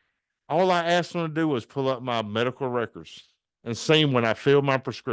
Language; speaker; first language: English; native; English